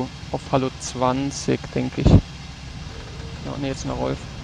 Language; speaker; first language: German; native; German